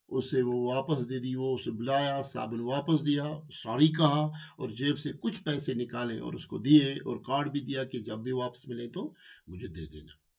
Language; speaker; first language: Urdu; non-native, local second language; Kashmiri